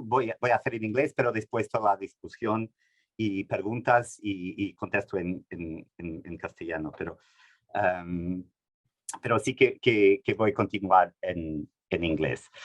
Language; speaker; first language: Spanish; non-native, fluent; Portuguese